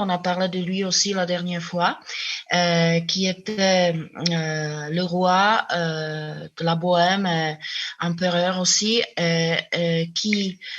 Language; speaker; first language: French; non-native, fluent; Czech